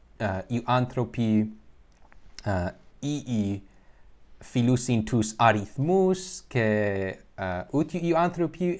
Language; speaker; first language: Greek; non-native, learner; English